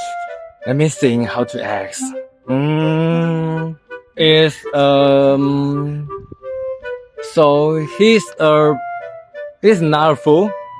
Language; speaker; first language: English; non-native, learner; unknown